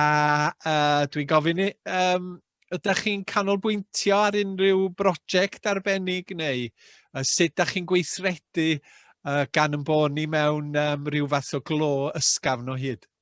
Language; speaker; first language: Welsh; native; Welsh